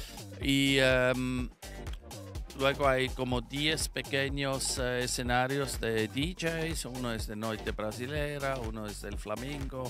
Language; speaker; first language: Spanish; non-native, fluent; German